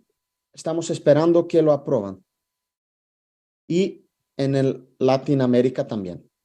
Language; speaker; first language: Spanish; non-native, fluent; Italian